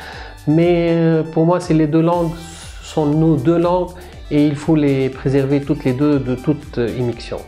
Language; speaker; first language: French; non-native, local second language; Arabic